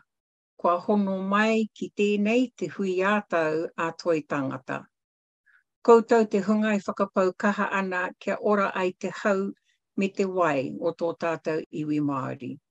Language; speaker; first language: Māori; non-native, local second language; English